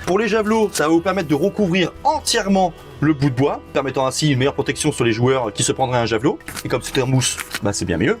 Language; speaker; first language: French; native; French